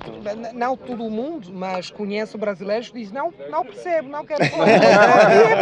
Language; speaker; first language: Portuguese; non-native, fluent; Italian